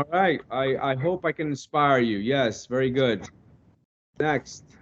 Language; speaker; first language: English; non-native, local second language; Spanish